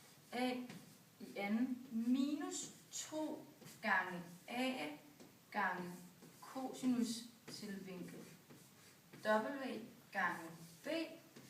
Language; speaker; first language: Danish; native; Danish